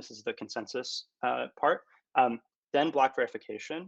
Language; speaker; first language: English; native; English